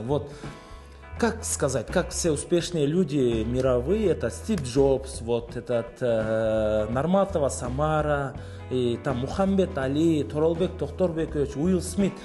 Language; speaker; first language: Russian; non-native, local second language; Kyrgyz